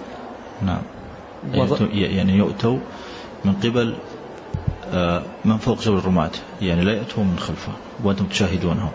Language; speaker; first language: Arabic; native; Arabic